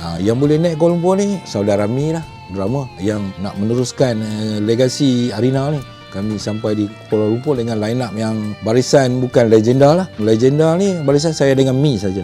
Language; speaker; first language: Malay; native; Malay